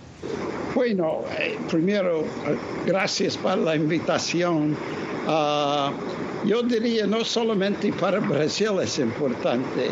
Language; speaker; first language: Spanish; non-native, fluent; English